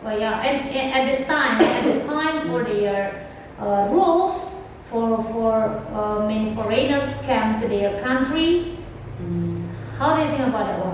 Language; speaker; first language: English; non-native, learner; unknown